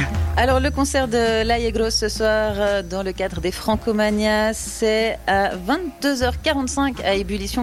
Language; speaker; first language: French; native; French